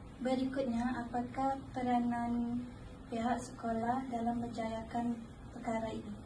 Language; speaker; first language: Malay; non-native, local second language; Iban